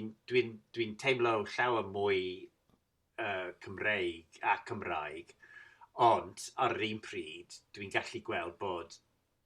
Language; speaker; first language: Welsh; non-native, fluent; English